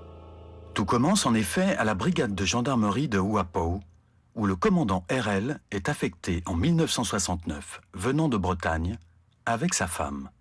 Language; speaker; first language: French; native; French